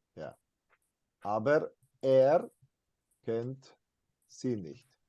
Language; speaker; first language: German; non-native, fluent; English